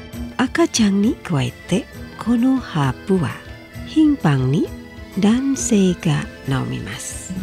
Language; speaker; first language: Japanese; non-native, fluent; Indonesian